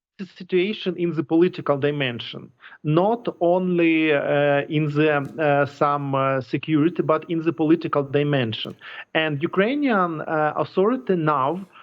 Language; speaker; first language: English; non-native, learner; Ukrainian